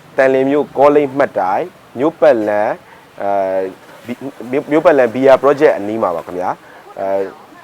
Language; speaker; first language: Burmese; native; Burmese